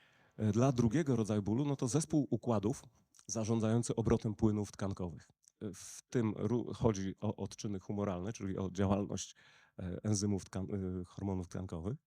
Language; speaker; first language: Polish; native; Polish